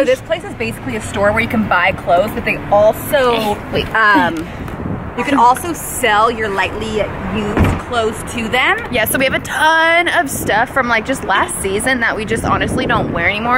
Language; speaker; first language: English; native; English